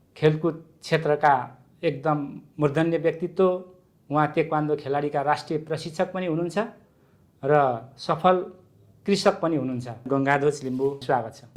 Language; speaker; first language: Nepali; native; Nepali